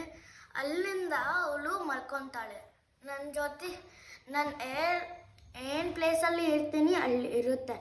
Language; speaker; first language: Kannada; non-native, local second language; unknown